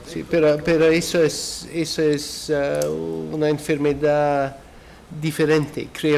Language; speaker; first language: Spanish; non-native, fluent; Dutch